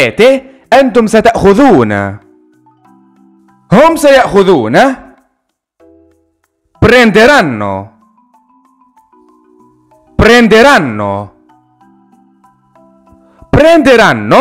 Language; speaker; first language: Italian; non-native, fluent; Arabic